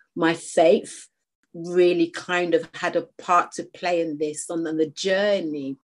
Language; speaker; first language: English; native; English